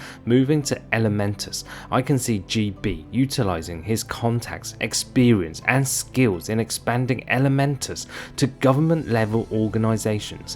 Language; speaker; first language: English; native; English